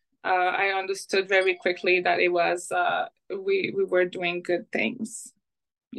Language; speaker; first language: English; non-native, fluent; French